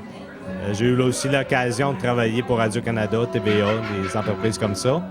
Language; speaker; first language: French; native; French